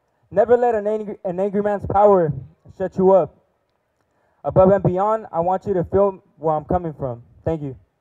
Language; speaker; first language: English; early bilingual, other home language; Spanish